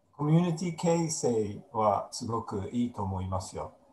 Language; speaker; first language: Japanese; non-native, fluent; English